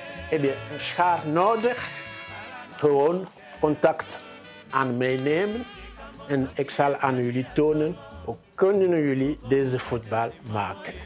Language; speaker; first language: Dutch; non-native, fluent; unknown